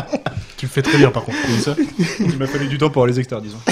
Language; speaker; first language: French; native; French